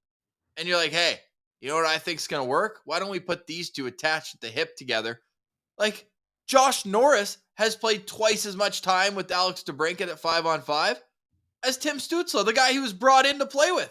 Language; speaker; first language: English; native; English